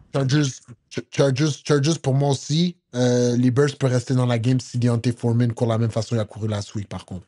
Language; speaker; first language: French; native; French